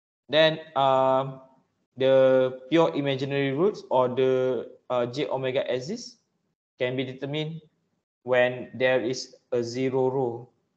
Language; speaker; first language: English; non-native, local second language; Malay